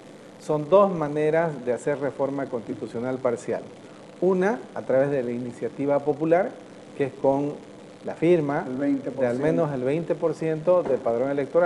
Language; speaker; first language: Spanish; native; Spanish